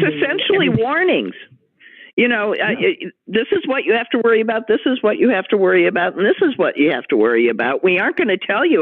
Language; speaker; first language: English; native; English